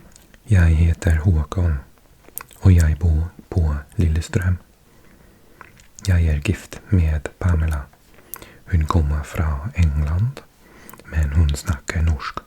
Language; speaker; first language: Norwegian; non-native, learner; English